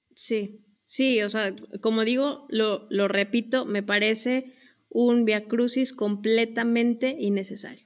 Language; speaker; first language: Spanish; native; Spanish